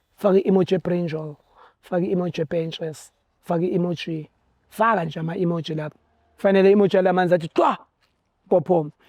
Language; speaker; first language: Zulu; native; Zulu